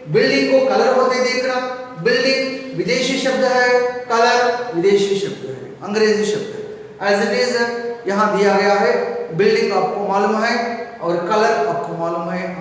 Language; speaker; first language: Hindi; non-native, local second language; Telugu